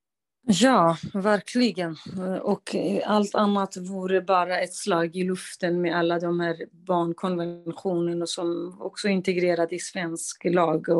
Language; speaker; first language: Swedish; non-native, fluent; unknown